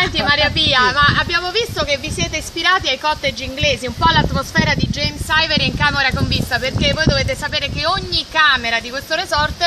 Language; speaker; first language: Italian; native; Italian